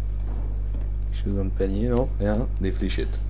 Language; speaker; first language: French; native; French